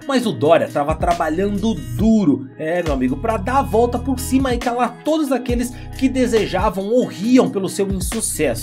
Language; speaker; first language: Portuguese; native; Portuguese